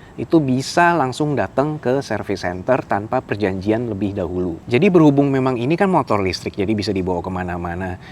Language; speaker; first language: Indonesian; native; Indonesian